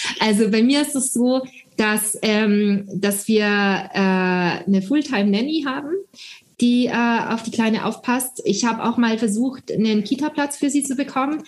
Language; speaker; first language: German; early bilingual, other home language; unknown